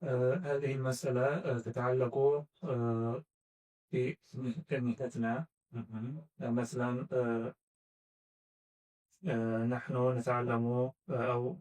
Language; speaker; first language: Arabic; non-native, learner; Azerbaijani